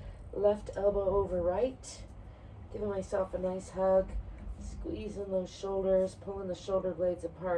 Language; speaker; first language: English; native; English